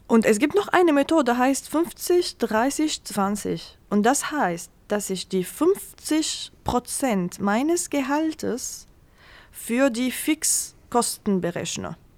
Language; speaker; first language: German; non-native, fluent; Arabic